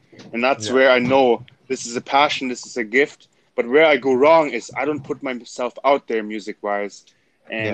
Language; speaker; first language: English; non-native, fluent; German